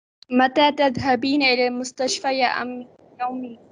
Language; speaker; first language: Arabic; non-native, learner; Urdu